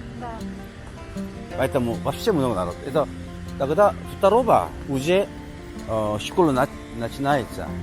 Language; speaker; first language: Russian; non-native, learner; Korean